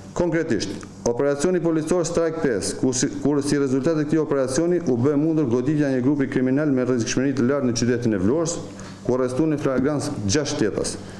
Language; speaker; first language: Albanian; native; Albanian